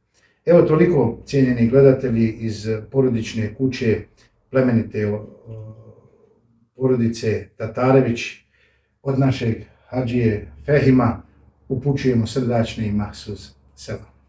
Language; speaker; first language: Bosnian; native; Bosnian